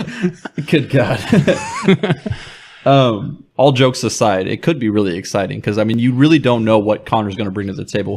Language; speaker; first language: English; native; English